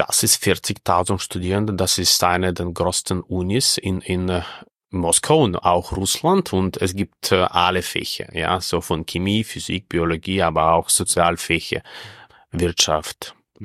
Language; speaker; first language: German; non-native, fluent; Russian